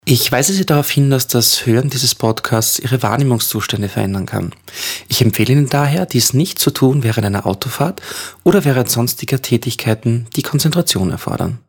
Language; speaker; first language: German; native; German